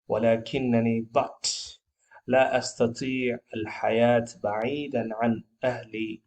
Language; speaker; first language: Arabic; non-native, fluent; Bangla